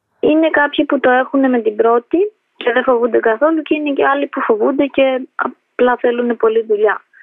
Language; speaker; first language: Greek; early bilingual, other home language; Albanian